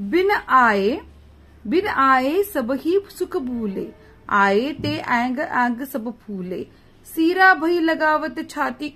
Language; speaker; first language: Hindi; non-native, local second language; Marathi